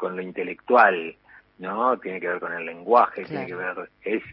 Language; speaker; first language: Spanish; native; Spanish